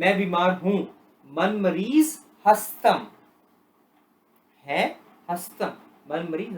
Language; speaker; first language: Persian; non-native, fluent; Urdu